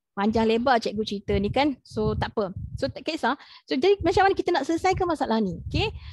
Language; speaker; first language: Malay; native; Malay